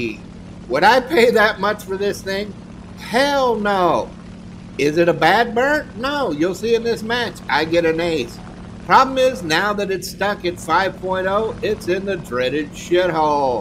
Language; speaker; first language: English; native; English